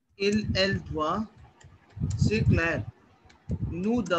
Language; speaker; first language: French; non-native, learner; Hindi